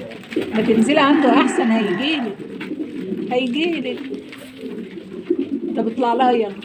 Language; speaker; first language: Arabic; native; Arabic